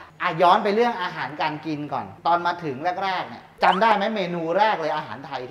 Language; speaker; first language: Thai; native; Thai